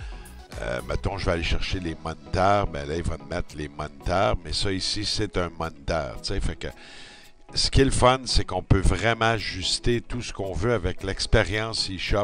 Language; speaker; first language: French; native; French